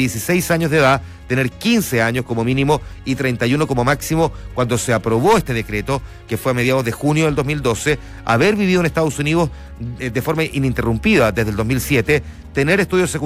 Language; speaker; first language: Spanish; native; Spanish